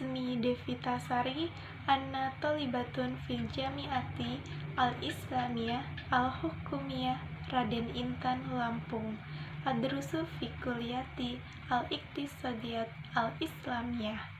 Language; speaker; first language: Arabic; non-native, learner; Indonesian